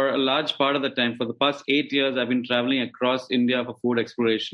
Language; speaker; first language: English; non-native, local second language; Malayalam